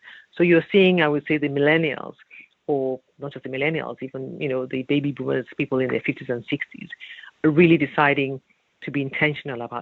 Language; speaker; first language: English; non-native, local second language; Yoruba